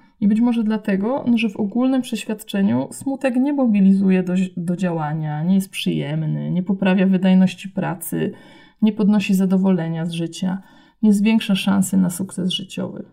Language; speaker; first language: Polish; native; Polish